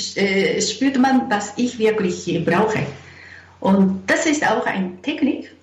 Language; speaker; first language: German; non-native, fluent; Japanese